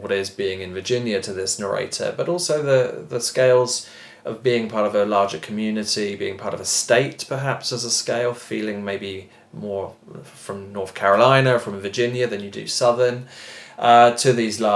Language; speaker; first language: English; native; English